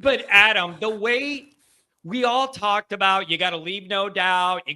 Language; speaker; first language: English; native; English